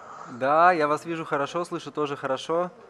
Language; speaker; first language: Russian; native; Russian